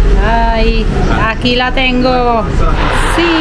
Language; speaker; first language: Spanish; non-native, fluent; Italian